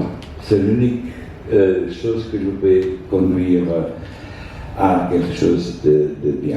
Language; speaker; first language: French; non-native, fluent; Italian